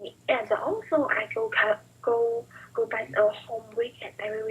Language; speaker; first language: English; non-native, learner; Chinese